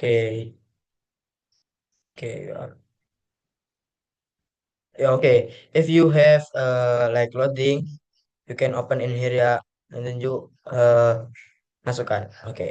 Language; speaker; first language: English; non-native, learner; Indonesian